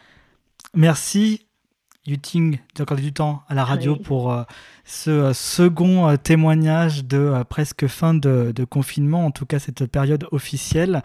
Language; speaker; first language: French; native; French